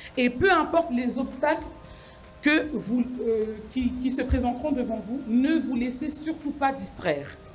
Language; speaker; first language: French; early bilingual, other home language; Lingala